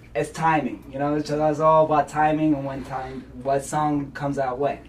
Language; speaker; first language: English; early bilingual, other home language; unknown